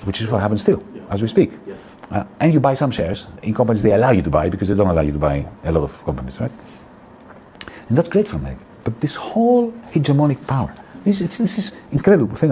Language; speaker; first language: English; non-native, fluent; Greek